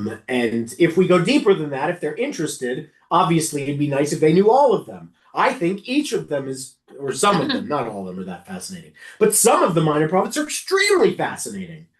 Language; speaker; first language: English; native; English